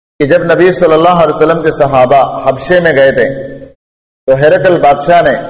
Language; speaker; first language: Urdu; non-native, local second language; Pashto